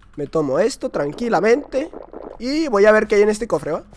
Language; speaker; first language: Spanish; native; Spanish